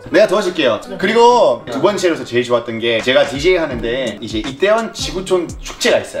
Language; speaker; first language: Korean; non-native, fluent; French